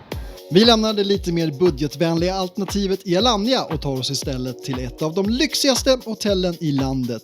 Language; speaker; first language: Swedish; native; Swedish